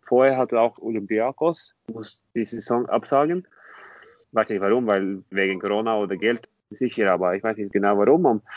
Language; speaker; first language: German; non-native, fluent; Norwegian